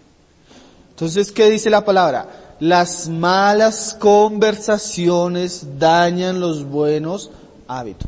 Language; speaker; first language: Spanish; native; Spanish